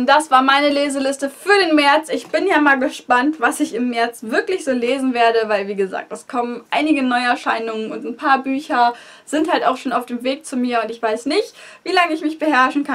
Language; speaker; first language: German; native; German